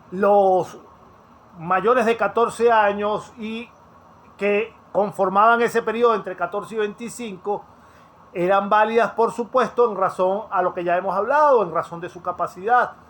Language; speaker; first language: Spanish; native; Spanish